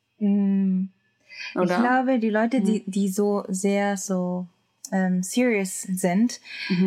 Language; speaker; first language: German; non-native, learner; Japanese